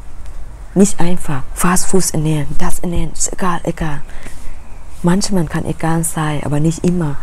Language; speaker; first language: German; non-native, learner; Thai